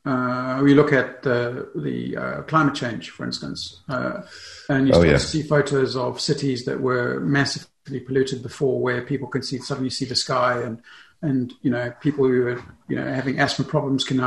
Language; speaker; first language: English; native; English